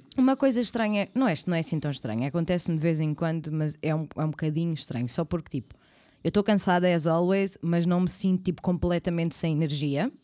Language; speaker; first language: Portuguese; native; Portuguese